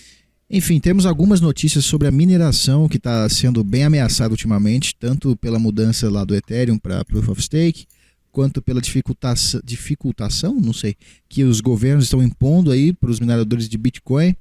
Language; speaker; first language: Portuguese; native; Portuguese